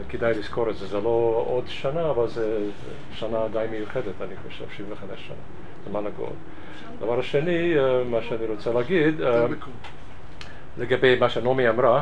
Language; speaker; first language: Hebrew; non-native, fluent; Hungarian